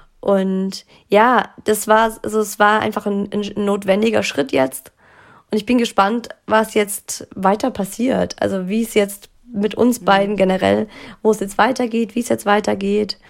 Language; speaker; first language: German; native; German